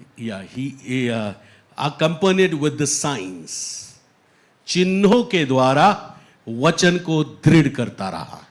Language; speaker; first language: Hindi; native; Hindi